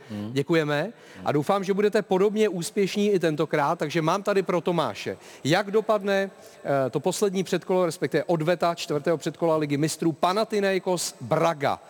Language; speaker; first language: Czech; native; Czech